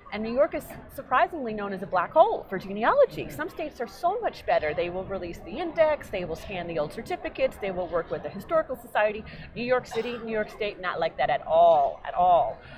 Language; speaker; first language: English; native; English